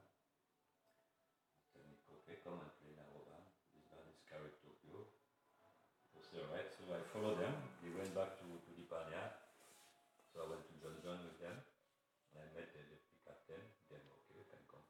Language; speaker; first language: English; non-native, fluent; Arabic